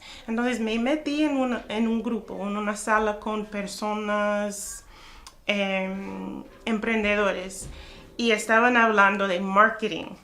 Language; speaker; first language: Spanish; non-native, fluent; English